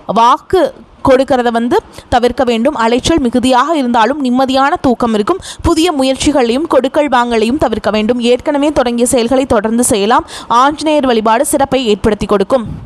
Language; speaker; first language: Tamil; native; Tamil